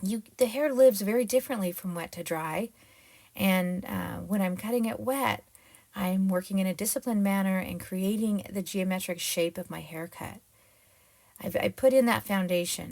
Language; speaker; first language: English; native; English